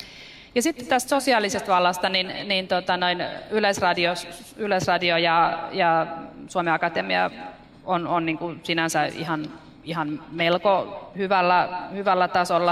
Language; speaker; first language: Finnish; native; Finnish